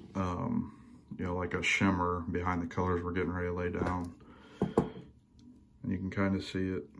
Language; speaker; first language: English; native; English